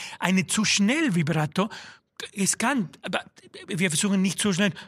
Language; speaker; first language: German; non-native, fluent; Spanish